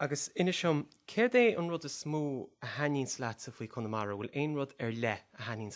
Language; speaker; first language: Irish; native; Irish